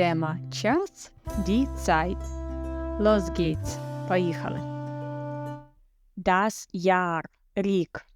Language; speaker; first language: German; non-native, fluent; Ukrainian